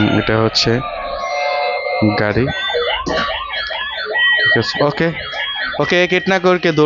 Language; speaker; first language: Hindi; non-native, learner; Bangla